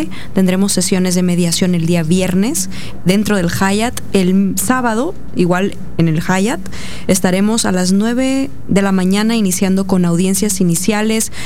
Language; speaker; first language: Spanish; native; Spanish